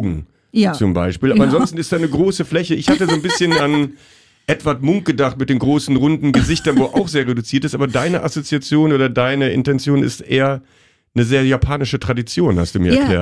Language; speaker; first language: German; native; German